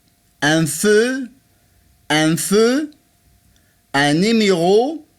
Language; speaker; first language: French; non-native, fluent; Arabic